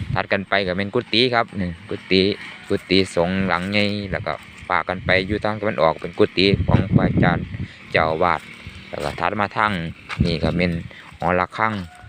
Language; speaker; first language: Thai; native; Thai